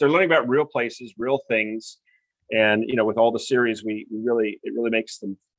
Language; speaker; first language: English; native; English